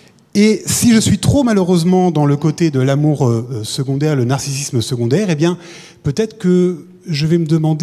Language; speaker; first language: French; native; French